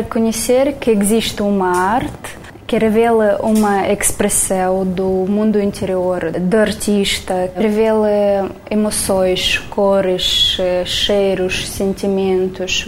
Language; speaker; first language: Portuguese; non-native, learner; Romanian